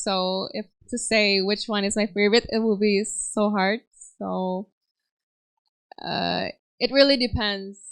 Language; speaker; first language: English; non-native, fluent; Indonesian